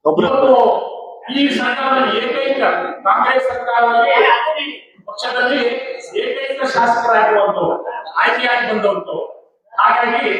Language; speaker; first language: Kannada; non-native, local second language; Lambadi